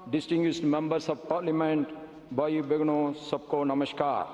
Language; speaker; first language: English; non-native, local second language; Tamil